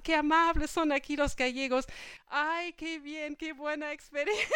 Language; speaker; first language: Spanish; non-native, fluent; German